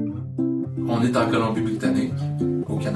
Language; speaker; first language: French; native; French